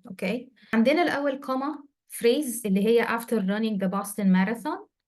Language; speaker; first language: Arabic; native; Arabic